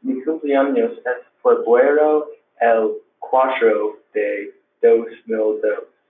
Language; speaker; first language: Spanish; non-native, learner; English